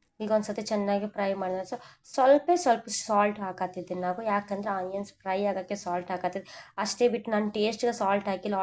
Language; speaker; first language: Kannada; non-native, local second language; Telugu